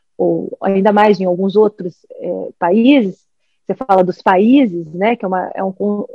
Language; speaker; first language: Portuguese; early bilingual, heritage; English